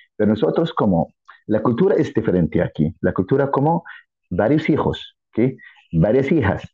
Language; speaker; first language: Spanish; non-native, fluent; Arabic